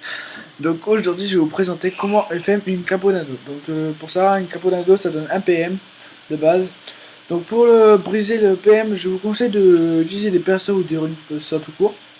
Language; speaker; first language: French; native; French